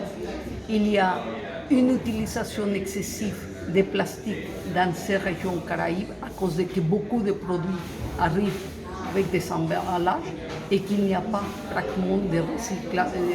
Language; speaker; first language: French; non-native, fluent; Spanish